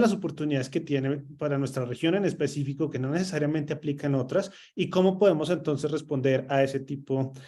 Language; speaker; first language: Spanish; native; Spanish